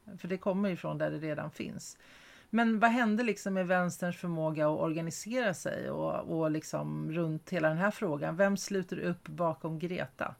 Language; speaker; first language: Swedish; native; Swedish